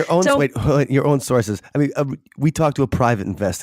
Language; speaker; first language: English; native; English